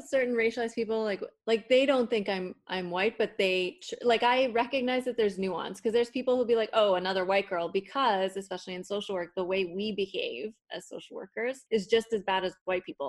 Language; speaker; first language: English; non-native, fluent; Spanish